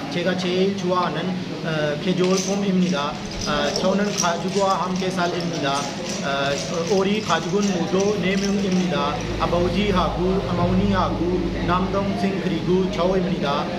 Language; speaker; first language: Korean; non-native, learner; Punjabi